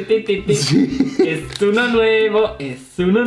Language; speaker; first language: Spanish; native; Spanish